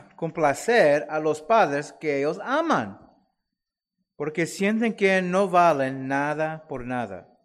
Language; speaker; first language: Spanish; non-native, fluent; English